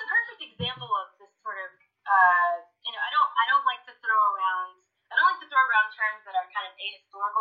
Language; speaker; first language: English; native; English